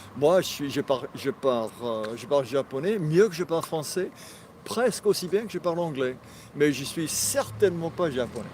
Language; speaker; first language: French; non-native, fluent; English